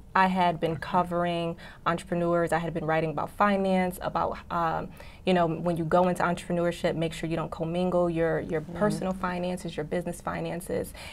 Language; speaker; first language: English; native; English